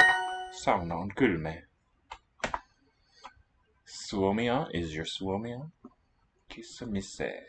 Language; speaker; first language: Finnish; non-native, learner; English